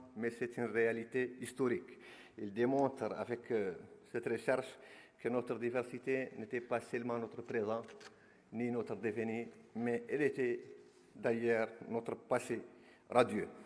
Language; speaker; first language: French; non-native, local second language; Arabic